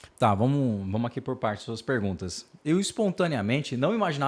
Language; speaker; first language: Portuguese; native; Portuguese